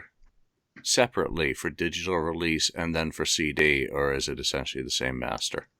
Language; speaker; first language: English; native; English